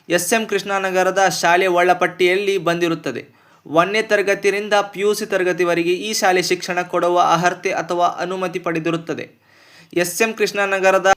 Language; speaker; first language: Kannada; native; Kannada